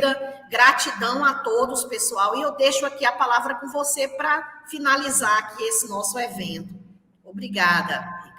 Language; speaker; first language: Portuguese; native; Portuguese